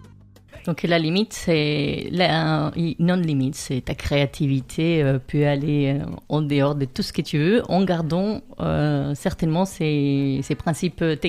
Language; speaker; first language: French; non-native, fluent; Spanish